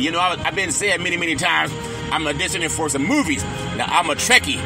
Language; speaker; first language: English; native; English